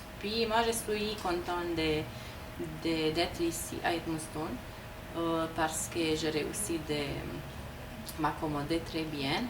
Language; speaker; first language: French; non-native, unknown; Romanian